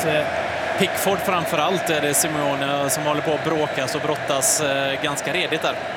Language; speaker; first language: Swedish; native; Swedish